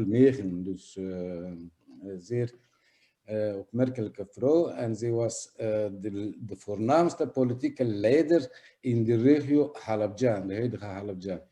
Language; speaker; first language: Dutch; non-native, fluent; Kurdish